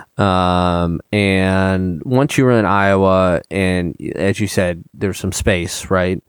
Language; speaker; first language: English; native; English